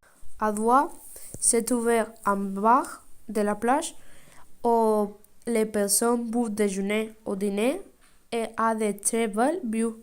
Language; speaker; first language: French; non-native, learner; Spanish